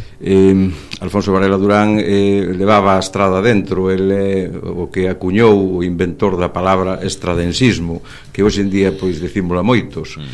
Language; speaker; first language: Galician; native; Galician